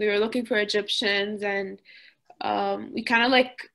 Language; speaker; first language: English; early bilingual, other home language; Arabic